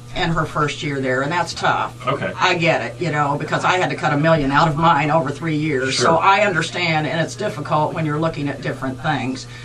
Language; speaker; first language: English; native; English